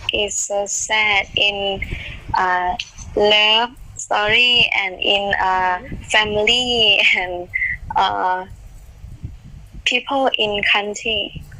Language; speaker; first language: English; non-native, learner; Thai